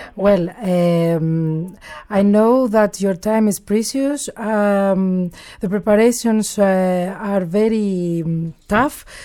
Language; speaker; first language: English; non-native, learner; Greek